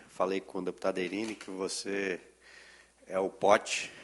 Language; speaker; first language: Portuguese; native; Portuguese